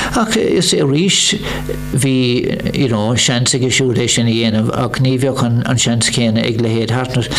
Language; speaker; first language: Irish; non-native, local second language; English